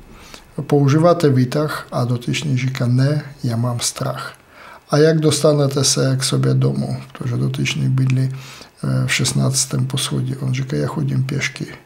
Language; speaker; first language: Czech; non-native, fluent; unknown